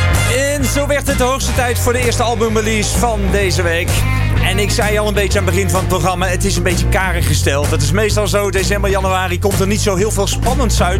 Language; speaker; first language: Dutch; native; Dutch